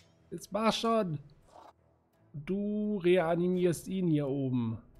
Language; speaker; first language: German; native; German